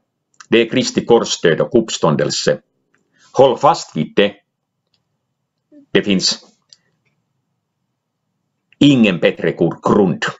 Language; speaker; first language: Swedish; non-native, local second language; Finnish